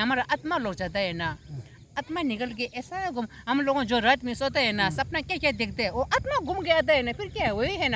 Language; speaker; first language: Hindi; non-native, local second language; Tibetan